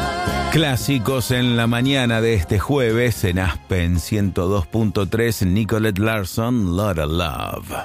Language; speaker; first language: Spanish; native; Spanish